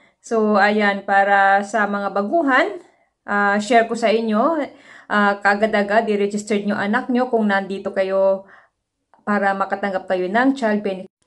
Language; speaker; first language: Filipino; native; Filipino